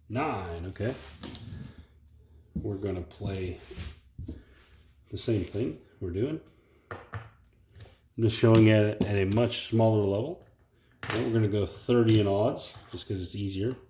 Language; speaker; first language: English; native; English